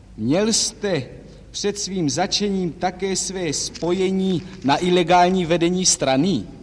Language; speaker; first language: Czech; native; Czech